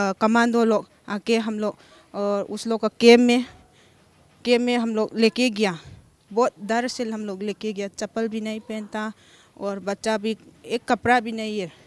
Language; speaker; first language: Hindi; non-native, local second language; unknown